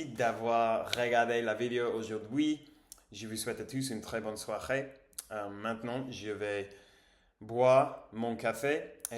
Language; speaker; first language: French; non-native, learner; English